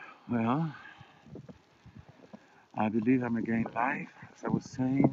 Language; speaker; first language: English; non-native, fluent; Spanish